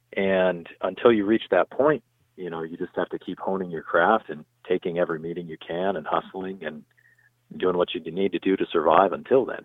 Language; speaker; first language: English; native; English